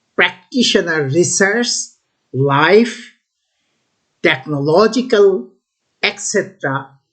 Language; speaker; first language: English; non-native, local second language; Bangla